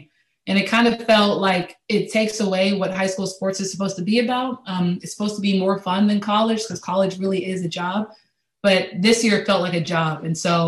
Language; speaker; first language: English; native; English